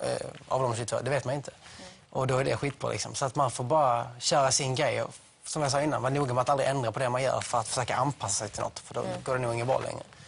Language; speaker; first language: Swedish; native; Swedish